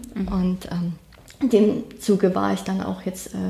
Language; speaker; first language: German; native; German